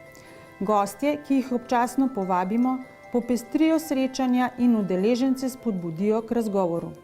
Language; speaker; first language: Slovenian; native; Slovenian